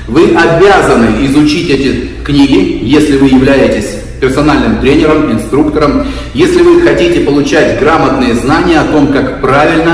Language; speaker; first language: Russian; native; Russian